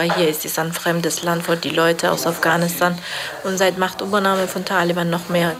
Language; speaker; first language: German; non-native, fluent; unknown